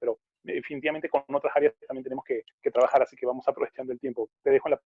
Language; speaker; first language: Spanish; native; Spanish